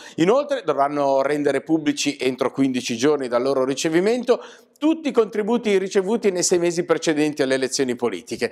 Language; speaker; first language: Italian; native; Italian